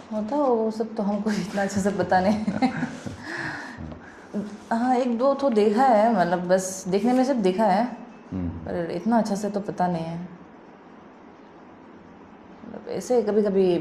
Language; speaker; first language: Hindi; non-native, local second language; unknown